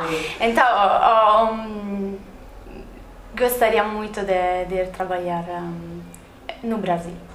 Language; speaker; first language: Portuguese; non-native, learner; Italian